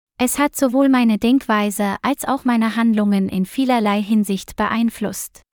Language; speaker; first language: German; non-native, learner; Vietnamese